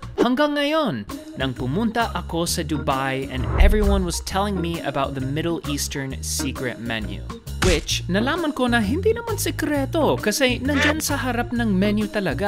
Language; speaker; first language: Filipino; non-native, fluent; English